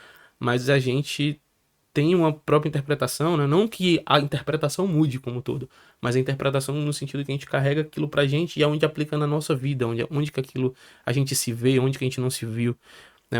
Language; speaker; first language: Portuguese; native; Portuguese